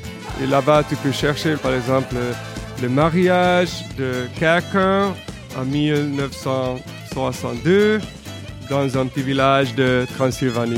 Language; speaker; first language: French; non-native, fluent; Hungarian